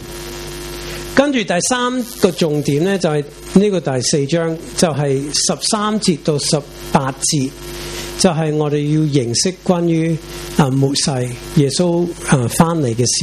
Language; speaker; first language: Chinese; non-native, local second language; Cantonese